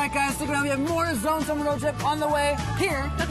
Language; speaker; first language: English; native; English